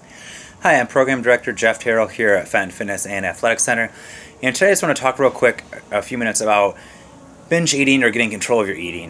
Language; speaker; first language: English; native; English